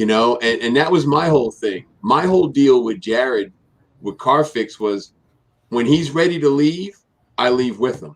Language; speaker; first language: English; native; English